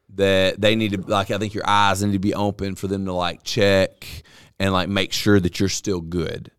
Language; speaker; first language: English; native; English